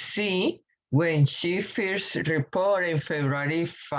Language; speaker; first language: English; non-native, learner; Spanish